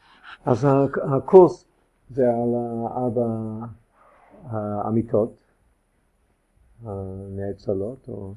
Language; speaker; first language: Hebrew; non-native, fluent; English